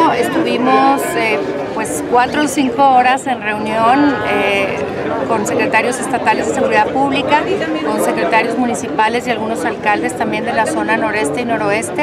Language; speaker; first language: Spanish; native; Spanish